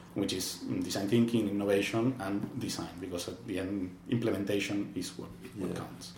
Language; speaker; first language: English; non-native, fluent; Spanish